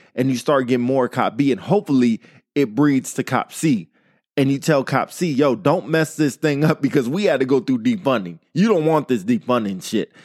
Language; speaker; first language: English; native; English